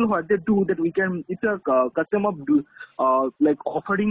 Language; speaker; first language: English; non-native, local second language; Bangla